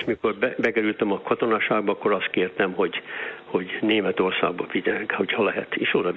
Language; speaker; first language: Hungarian; early bilingual, heritage; Hungarian